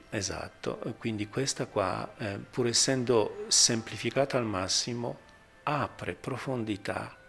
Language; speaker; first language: Italian; non-native, fluent; Polish